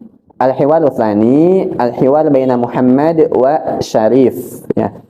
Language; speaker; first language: Arabic; non-native, fluent; Indonesian